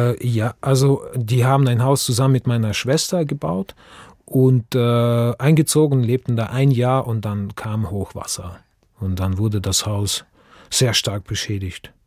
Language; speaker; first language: German; non-native, fluent; Russian